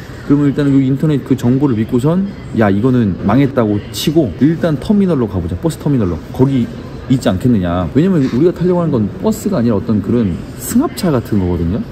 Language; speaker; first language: Korean; native; Korean